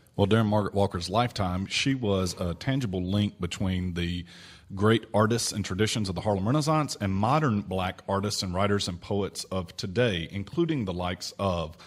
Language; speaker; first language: English; native; English